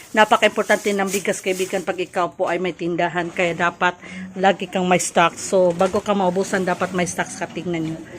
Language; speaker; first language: Filipino; non-native, local second language; Cebuano